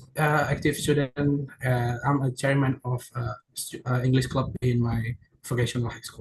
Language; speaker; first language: English; non-native, learner; Indonesian